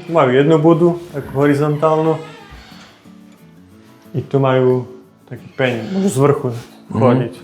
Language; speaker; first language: Polish; non-native, learner; Slovak